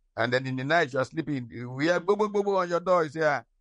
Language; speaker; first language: English; non-native, local second language; Hausa